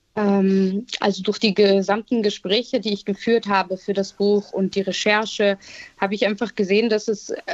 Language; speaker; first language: German; native; German